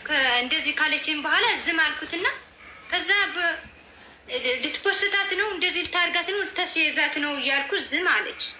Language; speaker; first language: Amharic; non-native, local second language; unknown